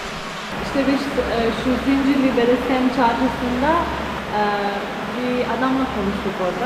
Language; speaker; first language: Turkish; non-native, fluent; Slovenian